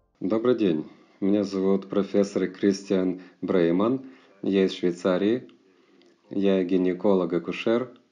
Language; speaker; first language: Russian; native; Russian